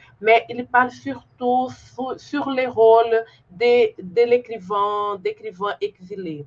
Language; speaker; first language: French; non-native, fluent; Portuguese